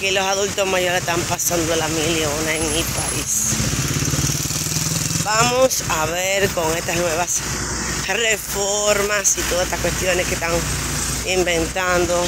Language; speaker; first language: Spanish; native; Spanish